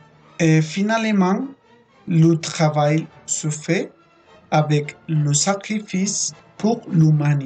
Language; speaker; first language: French; non-native, fluent; Spanish